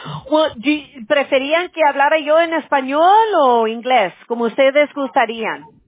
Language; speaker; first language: Spanish; early bilingual, heritage; Spanish